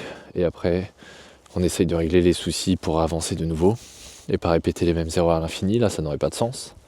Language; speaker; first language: French; native; French